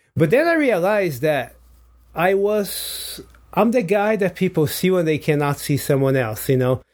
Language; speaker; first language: English; non-native, fluent; Portuguese